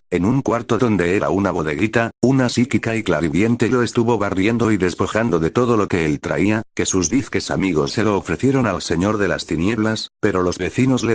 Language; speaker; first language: Spanish; native; Spanish